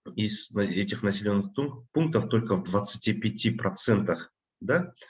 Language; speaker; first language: Russian; non-native, local second language; Kazakh